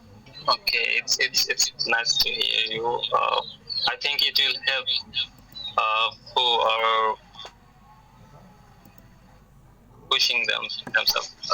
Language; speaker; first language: English; non-native, learner; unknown